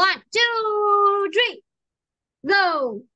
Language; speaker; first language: English; non-native, fluent; Vietnamese